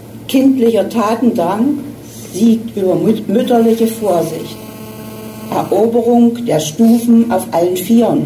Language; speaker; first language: German; native; German